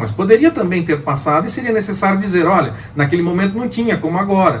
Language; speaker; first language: Portuguese; native; Portuguese